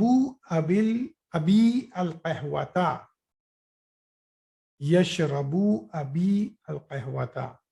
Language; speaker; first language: Arabic; non-native, fluent; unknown